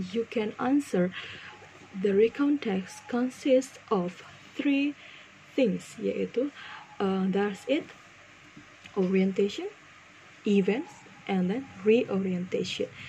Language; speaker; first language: English; non-native, fluent; Indonesian